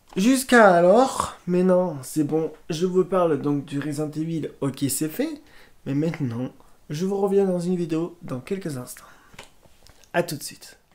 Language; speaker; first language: French; native; French